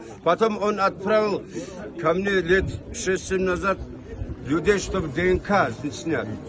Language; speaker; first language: Russian; non-native, local second language; Chechen